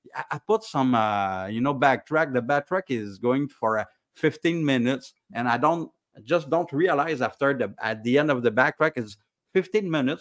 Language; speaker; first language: English; non-native, learner; French